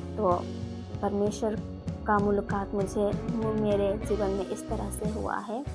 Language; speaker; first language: Hindi; non-native, local second language; Bangla